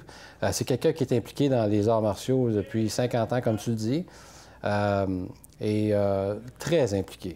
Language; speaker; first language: French; native; French